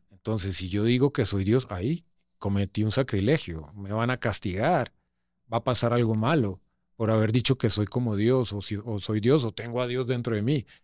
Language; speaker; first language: Spanish; native; Spanish